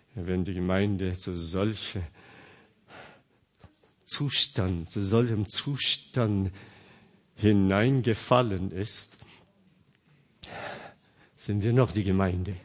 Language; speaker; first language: German; non-native, fluent; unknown